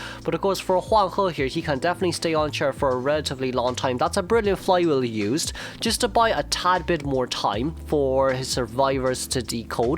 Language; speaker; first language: English; non-native, fluent; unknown